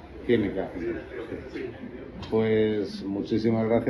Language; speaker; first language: Spanish; native; Spanish